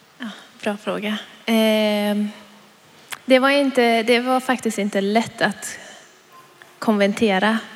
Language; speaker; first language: Swedish; non-native, fluent; Persian